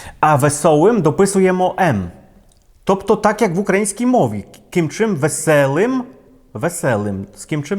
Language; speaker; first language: Ukrainian; non-native, fluent; Polish